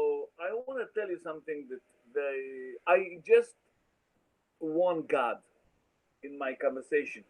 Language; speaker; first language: English; non-native, learner; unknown